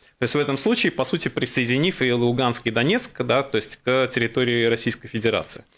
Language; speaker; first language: Russian; native; Russian